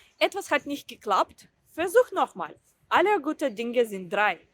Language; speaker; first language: German; non-native, fluent; Ukrainian